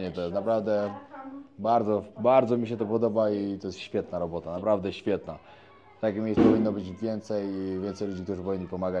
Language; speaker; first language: Polish; native; Polish